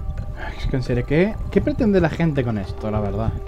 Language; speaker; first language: Spanish; native; Spanish